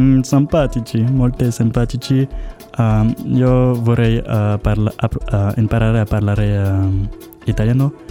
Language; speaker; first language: Italian; non-native, learner; French